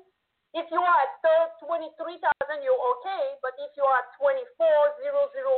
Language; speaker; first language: English; non-native, fluent; French